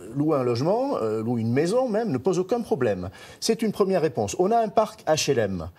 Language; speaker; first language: French; native; French